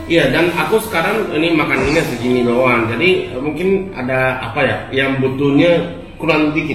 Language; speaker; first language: Indonesian; non-native, learner; Japanese